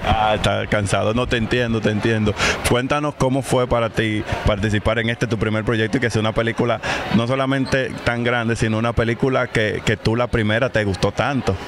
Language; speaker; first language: Spanish; native; Spanish